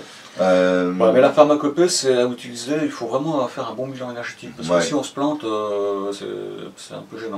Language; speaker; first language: French; native; French